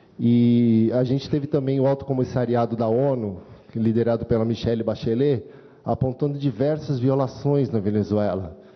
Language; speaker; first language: Portuguese; native; Portuguese